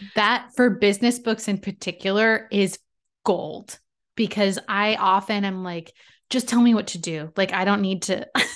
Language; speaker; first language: English; native; English